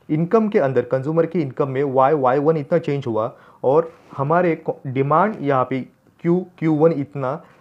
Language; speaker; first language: Hindi; non-native, local second language; Marathi